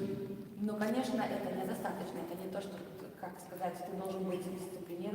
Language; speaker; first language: Russian; non-native, fluent; Italian